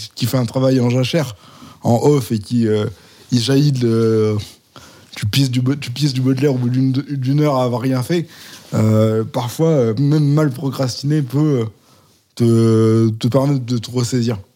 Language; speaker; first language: French; native; French